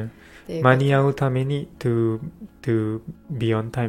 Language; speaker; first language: Japanese; non-native, learner; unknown